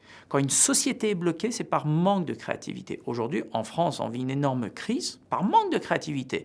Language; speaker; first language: French; native; French